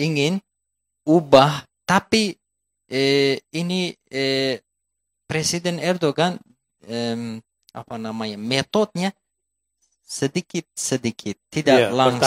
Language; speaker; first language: Indonesian; non-native, fluent; Turkish